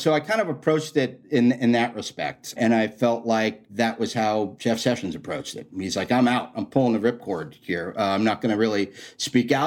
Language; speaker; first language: English; native; English